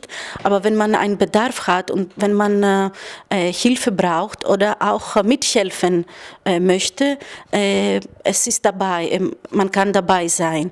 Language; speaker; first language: German; non-native, fluent; Greek